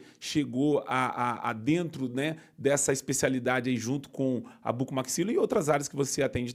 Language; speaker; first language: Portuguese; native; Portuguese